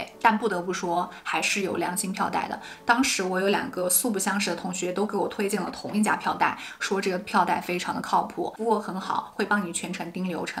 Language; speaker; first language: Chinese; native; Chinese